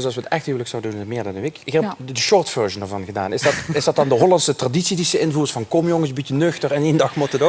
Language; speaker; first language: Dutch; native; Dutch